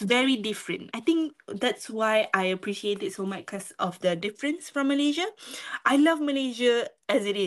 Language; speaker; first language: English; non-native, local second language; Malay